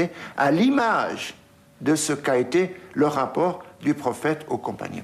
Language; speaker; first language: French; native; French